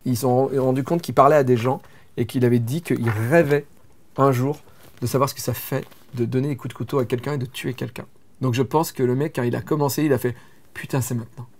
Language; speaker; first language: French; native; French